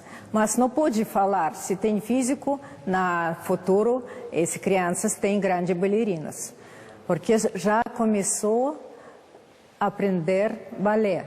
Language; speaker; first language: Portuguese; non-native, learner; Russian